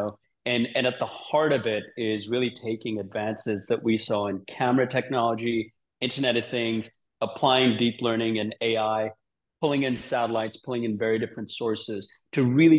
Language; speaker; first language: English; native; English